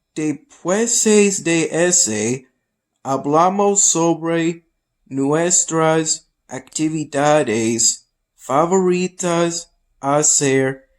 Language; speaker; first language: Spanish; non-native, learner; English